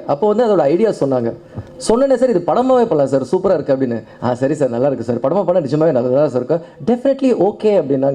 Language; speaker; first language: Tamil; native; Tamil